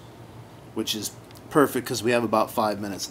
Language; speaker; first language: English; native; English